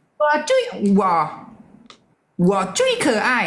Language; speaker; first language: Chinese; non-native, learner; Thai